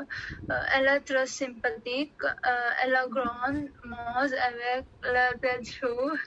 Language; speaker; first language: French; non-native, learner; Odia